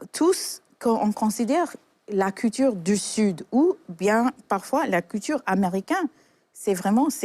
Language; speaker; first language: French; non-native, fluent; English